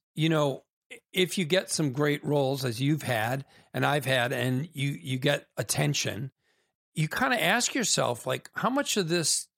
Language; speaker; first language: English; native; English